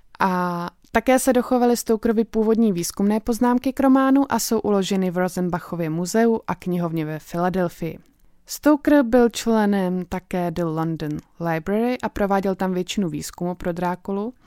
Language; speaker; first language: Czech; native; Czech